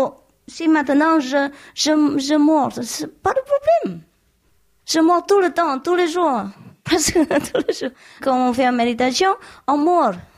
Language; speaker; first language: French; non-native, learner; Vietnamese